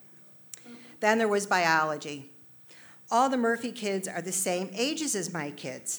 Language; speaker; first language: English; native; English